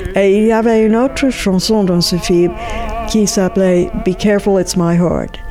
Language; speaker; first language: French; non-native, fluent; English